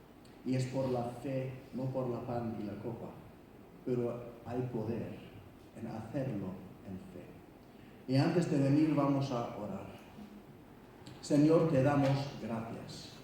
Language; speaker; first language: Spanish; non-native, fluent; Icelandic